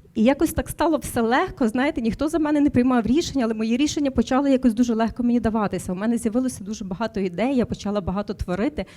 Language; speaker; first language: Ukrainian; native; Ukrainian